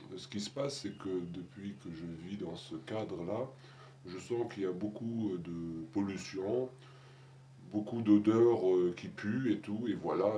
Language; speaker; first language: French; non-native, local second language; Arabic